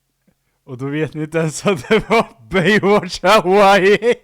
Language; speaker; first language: Swedish; native; Swedish